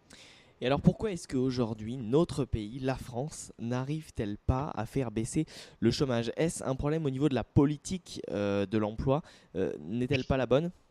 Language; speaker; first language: French; native; French